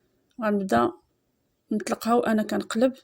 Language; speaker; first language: Arabic; native; Arabic